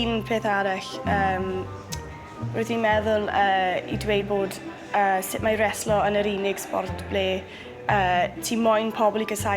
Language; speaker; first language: Welsh; non-native, local second language; English